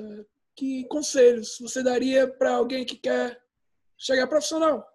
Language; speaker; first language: Portuguese; early bilingual, heritage; Portuguese